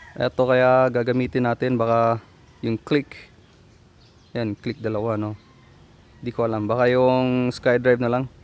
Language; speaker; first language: Filipino; non-native, local second language; Cebuano